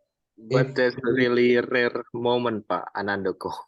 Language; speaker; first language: English; non-native, fluent; Indonesian